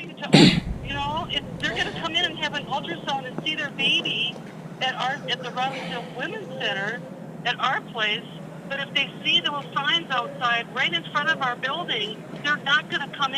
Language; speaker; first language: English; native; English